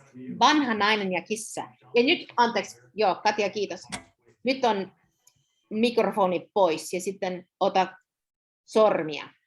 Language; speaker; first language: Finnish; non-native, learner; English